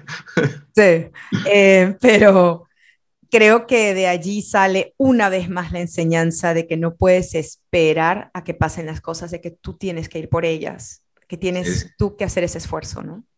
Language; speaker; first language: Spanish; native; Spanish